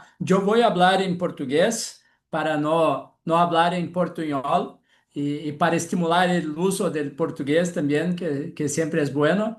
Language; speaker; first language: Spanish; non-native, fluent; Portuguese